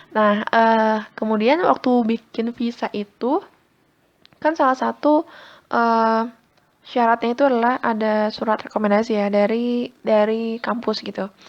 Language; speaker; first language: Indonesian; native; Indonesian